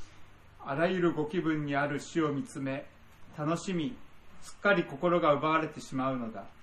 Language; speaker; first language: Japanese; native; Japanese